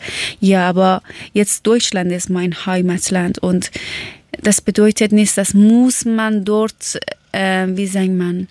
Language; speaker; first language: German; non-native, learner; Persian